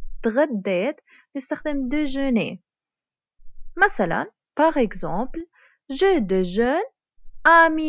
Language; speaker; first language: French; non-native, fluent; Arabic